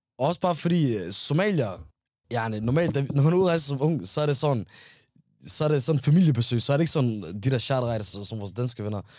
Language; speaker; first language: Danish; early bilingual, other home language; Somali